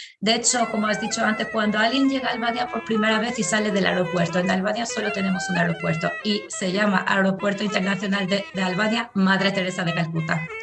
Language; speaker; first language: Spanish; non-native, fluent; Albanian